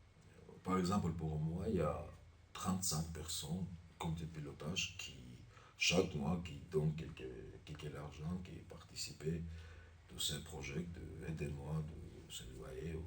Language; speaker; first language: French; non-native, learner; Armenian